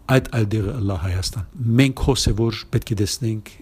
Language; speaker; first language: Armenian; early bilingual, heritage; Arabic